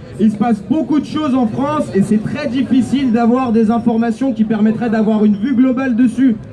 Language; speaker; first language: French; native; French